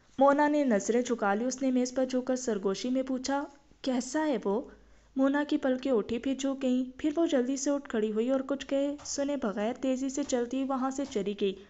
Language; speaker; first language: Hindi; native; Hindi